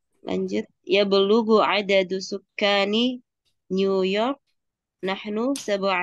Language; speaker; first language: Indonesian; native; Indonesian